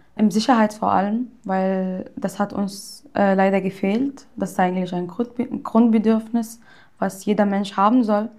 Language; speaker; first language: German; early bilingual, other home language; Arabic